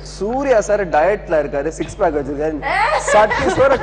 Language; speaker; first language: Tamil; native; Tamil